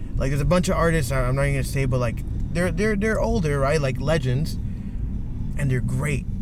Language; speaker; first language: English; native; English